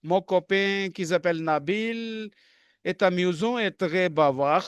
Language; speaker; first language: French; non-native, learner; Urdu